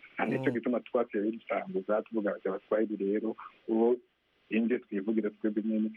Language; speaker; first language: Rundi; non-native, local second language; Swahili